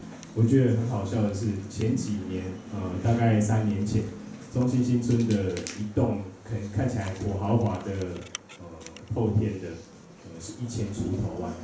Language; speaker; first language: Chinese; native; Chinese